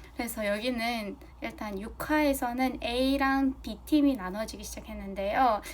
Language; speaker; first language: Korean; non-native, fluent; Mongolian